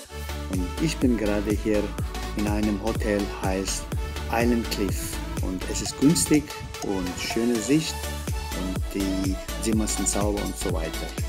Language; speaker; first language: German; non-native, learner; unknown